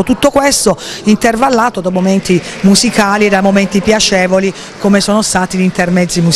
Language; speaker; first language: Italian; native; Italian